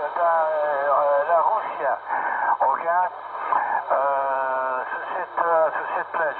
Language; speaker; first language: French; non-native, learner; Italian